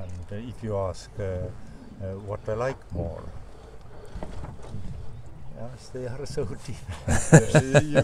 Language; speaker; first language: English; non-native, learner; Estonian